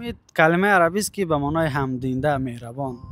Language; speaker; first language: Persian; native; Persian